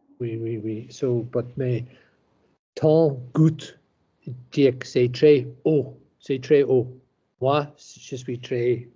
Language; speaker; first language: French; non-native, learner; English